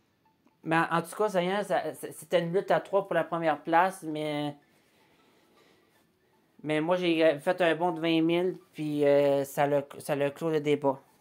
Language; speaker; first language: French; native; French